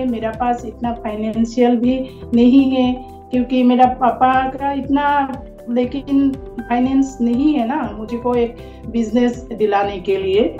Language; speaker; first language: Hindi; non-native, local second language; Assamese